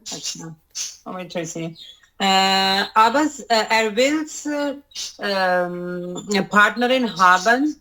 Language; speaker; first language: German; non-native, learner; Urdu